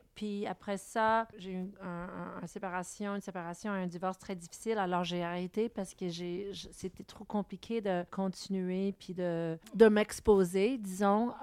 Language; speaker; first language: French; non-native, local second language; English